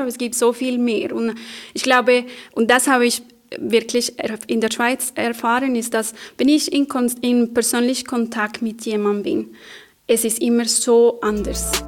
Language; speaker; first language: German; non-native, fluent; Spanish